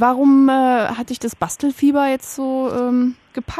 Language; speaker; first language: German; native; German